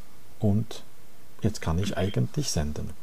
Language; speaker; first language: German; non-native, fluent; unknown